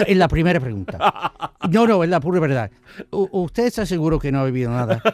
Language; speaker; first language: Spanish; non-native, fluent; English